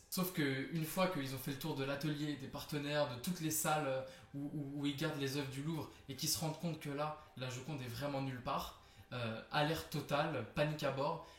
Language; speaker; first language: French; native; French